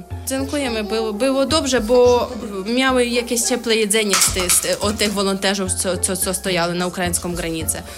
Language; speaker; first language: Polish; non-native, learner; Ukrainian